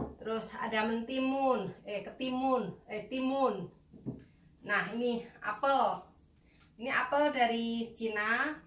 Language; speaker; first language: Indonesian; native; Indonesian